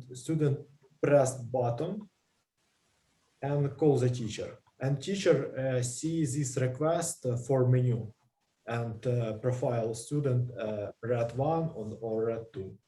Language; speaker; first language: English; non-native, learner; Russian